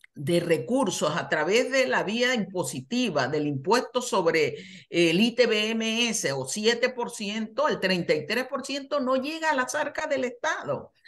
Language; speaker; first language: Spanish; native; Spanish